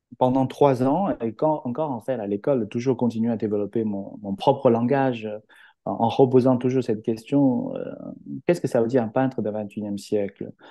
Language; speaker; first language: French; non-native, fluent; Chinese